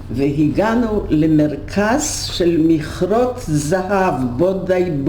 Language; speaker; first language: Hebrew; non-native, fluent; Polish